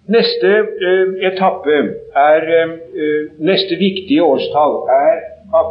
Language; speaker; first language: Norwegian; native; Norwegian